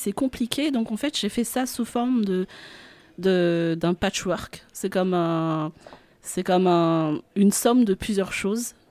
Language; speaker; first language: French; non-native, local second language; Malagasy